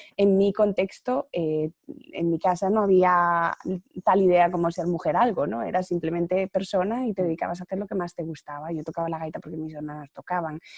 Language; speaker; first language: Spanish; native; Spanish